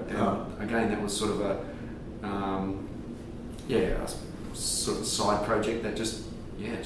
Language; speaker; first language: English; native; English